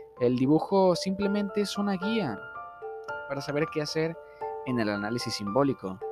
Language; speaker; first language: Spanish; native; Spanish